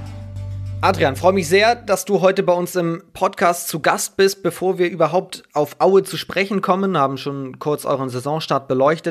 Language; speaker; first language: German; native; German